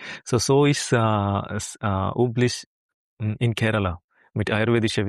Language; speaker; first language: German; non-native, learner; Malayalam